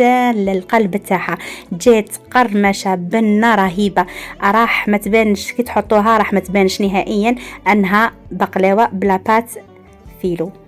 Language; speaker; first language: Arabic; native; Arabic